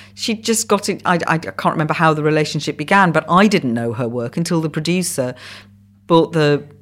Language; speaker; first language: English; non-native, local second language; Welsh